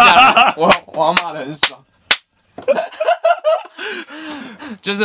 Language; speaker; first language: Chinese; native; Chinese